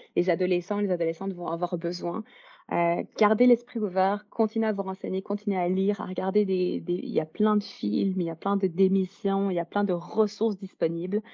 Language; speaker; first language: French; native; French